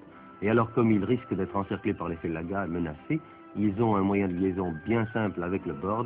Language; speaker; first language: French; native; French